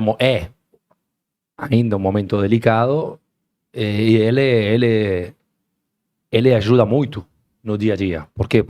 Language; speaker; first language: Portuguese; non-native, learner; Spanish